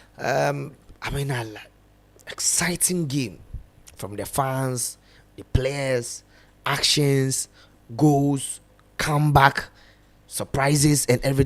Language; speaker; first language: English; non-native, local second language; Akan